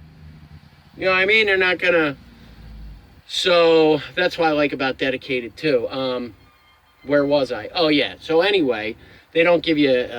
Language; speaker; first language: English; native; English